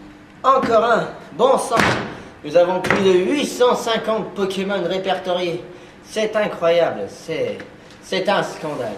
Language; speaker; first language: French; native; French